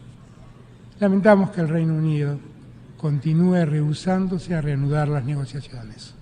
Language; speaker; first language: Spanish; native; Spanish